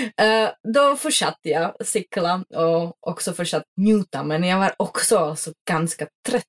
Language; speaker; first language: Swedish; non-native, fluent; Czech